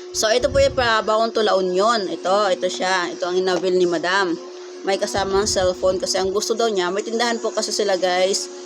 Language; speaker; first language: Filipino; non-native, local second language; Cebuano